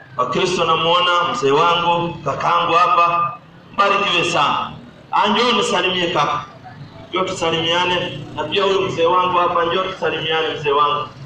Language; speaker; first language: Swahili; native; Swahili